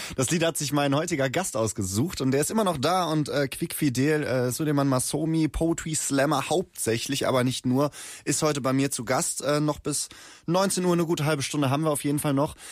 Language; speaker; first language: German; native; German